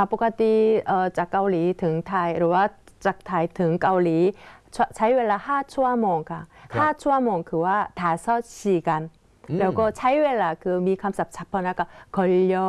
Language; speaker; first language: Thai; non-native, fluent; Korean